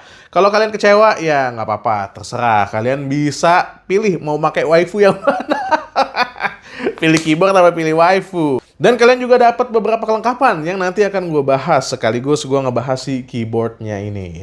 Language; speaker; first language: Indonesian; native; Indonesian